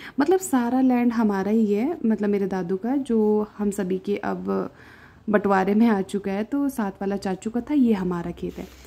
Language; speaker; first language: Hindi; non-native, local second language; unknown